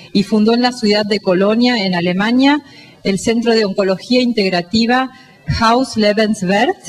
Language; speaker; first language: Spanish; native; Spanish